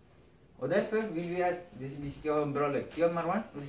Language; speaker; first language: Swedish; non-native, fluent; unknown